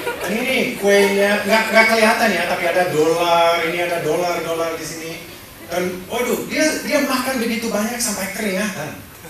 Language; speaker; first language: Indonesian; non-native, fluent; English